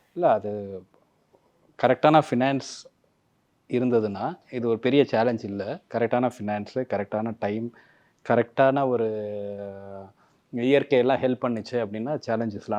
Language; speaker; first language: Tamil; native; Tamil